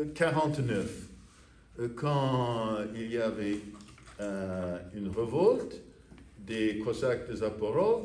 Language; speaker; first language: French; non-native, fluent; English